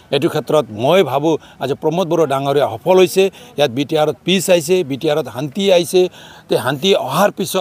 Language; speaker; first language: Assamese; non-native, local second language; Nepali